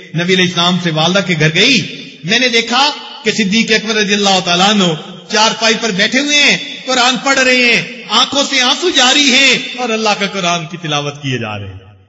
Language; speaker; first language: Urdu; non-native, local second language; Punjabi